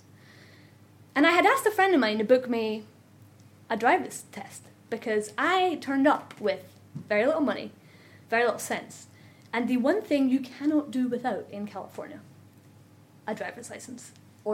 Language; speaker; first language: English; native; English